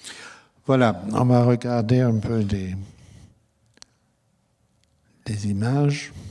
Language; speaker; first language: French; non-native, fluent; German